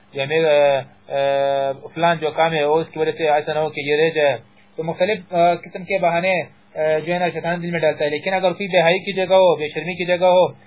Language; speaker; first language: Urdu; non-native, local second language; Pashto